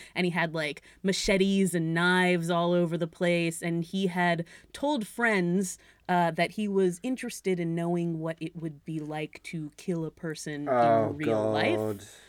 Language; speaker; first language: English; native; English